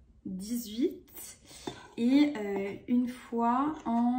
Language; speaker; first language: French; native; French